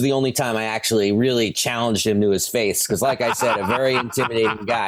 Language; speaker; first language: English; native; English